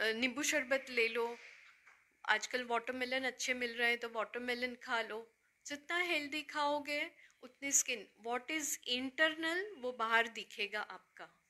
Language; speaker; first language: Hindi; native; Hindi